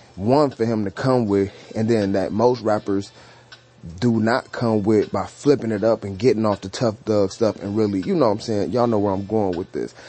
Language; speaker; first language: English; native; English